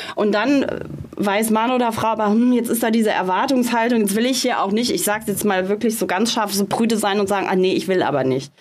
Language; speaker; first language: German; native; German